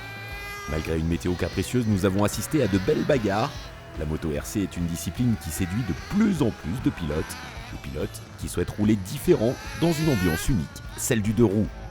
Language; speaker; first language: French; native; French